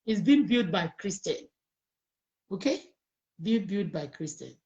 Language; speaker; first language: English; non-native, local second language; Yoruba